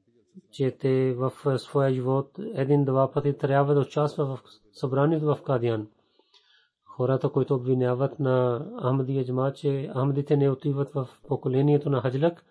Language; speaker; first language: Bulgarian; non-native, learner; Urdu